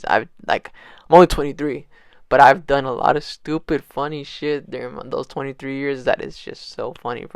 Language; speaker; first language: English; native; English